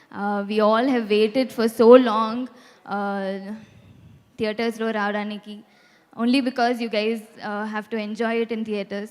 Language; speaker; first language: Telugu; non-native, learner; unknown